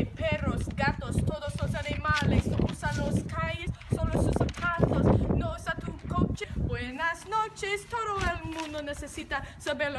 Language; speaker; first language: Spanish; non-native, learner; English